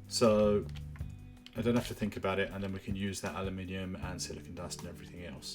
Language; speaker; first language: English; native; English